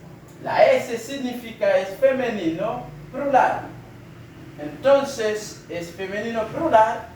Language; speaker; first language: Spanish; non-native, fluent; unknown